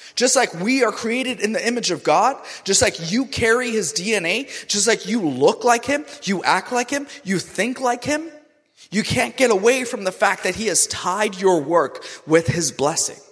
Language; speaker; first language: English; non-native, local second language; Urdu